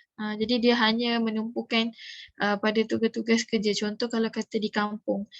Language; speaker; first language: Malay; native; Malay